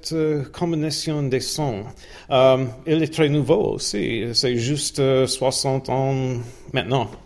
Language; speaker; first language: French; non-native, learner; English